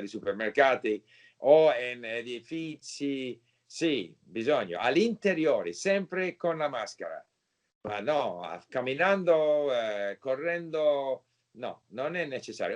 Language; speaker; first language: Italian; non-native, learner; English